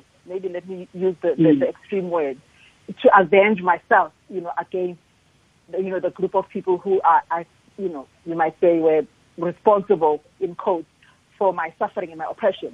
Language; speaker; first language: English; non-native, local second language; Zulu